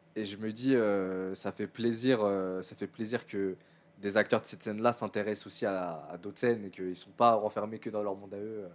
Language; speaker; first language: French; native; French